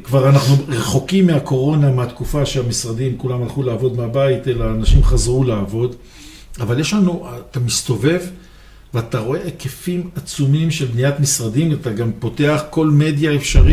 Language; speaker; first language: Hebrew; native; Hebrew